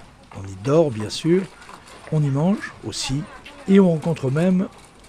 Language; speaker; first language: French; native; French